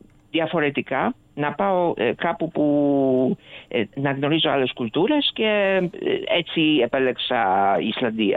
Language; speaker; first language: Greek; early bilingual, other home language; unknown